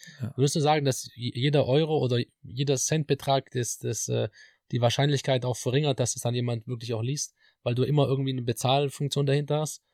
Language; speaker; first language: German; native; German